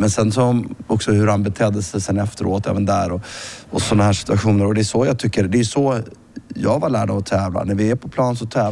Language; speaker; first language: Swedish; native; Swedish